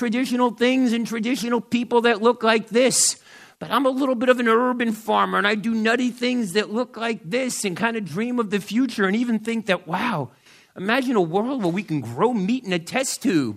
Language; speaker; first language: English; native; English